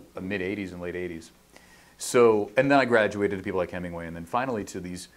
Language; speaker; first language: English; native; English